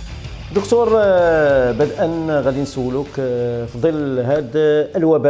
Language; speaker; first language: Arabic; native; Arabic